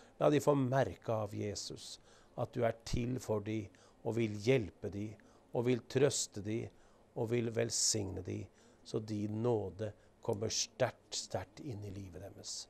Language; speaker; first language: Norwegian; native; Norwegian